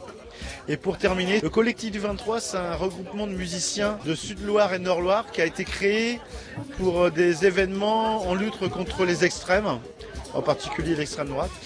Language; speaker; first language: French; native; French